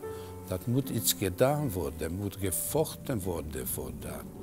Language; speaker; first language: Dutch; non-native, fluent; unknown